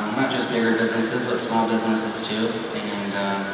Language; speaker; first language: English; native; English